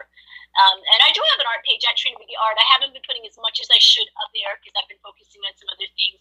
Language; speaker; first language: English; native; English